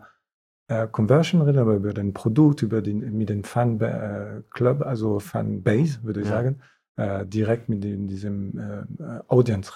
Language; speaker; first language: German; non-native, fluent; French